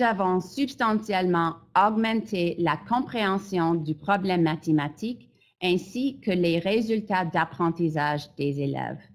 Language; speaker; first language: French; non-native, fluent; English